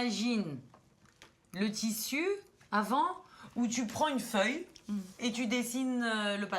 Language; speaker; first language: French; native; French